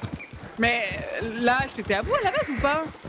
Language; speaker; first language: French; native; French